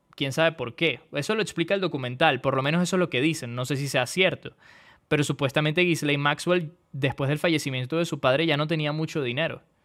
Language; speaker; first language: Spanish; native; Spanish